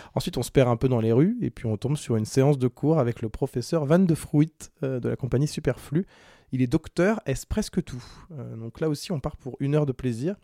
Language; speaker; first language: French; native; French